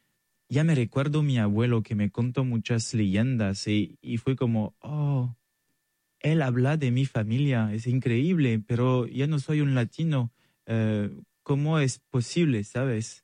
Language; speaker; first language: Spanish; non-native, fluent; French